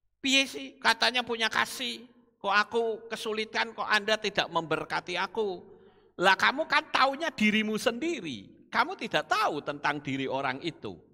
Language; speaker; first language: Indonesian; non-native, local second language; Javanese